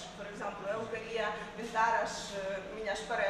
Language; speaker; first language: Portuguese; non-native, learner; Ukrainian